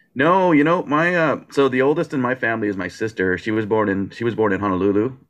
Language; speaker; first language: English; early bilingual, other home language; Japanese